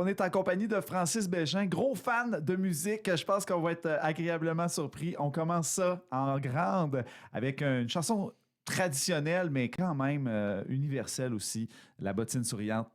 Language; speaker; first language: French; native; French